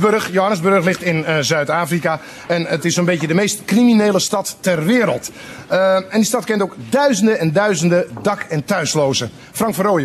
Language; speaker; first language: Dutch; native; Dutch